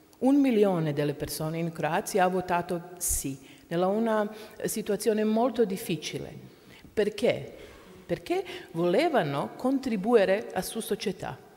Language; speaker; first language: Italian; non-native, learner; Croatian